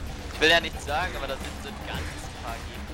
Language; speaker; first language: German; native; German